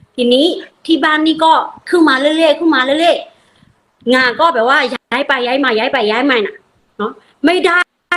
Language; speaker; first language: Thai; non-native, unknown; Burmese